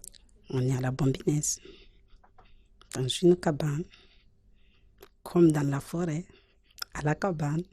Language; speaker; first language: French; non-native, learner; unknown